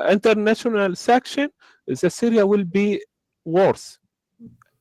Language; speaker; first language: English; non-native, learner; Arabic